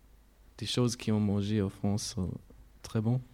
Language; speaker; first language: French; non-native, learner; German